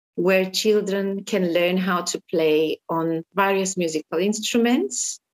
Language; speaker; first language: English; non-native, fluent; Armenian